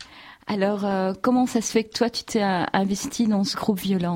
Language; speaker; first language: French; native; French